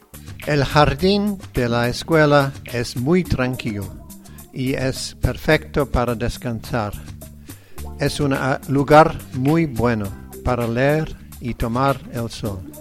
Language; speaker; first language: Spanish; non-native, learner; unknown